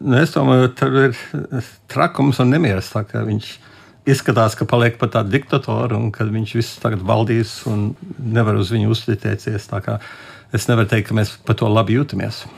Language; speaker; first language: Latvian; early bilingual, heritage; Latvian